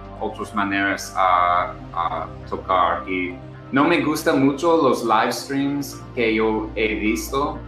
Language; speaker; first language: Spanish; non-native, learner; English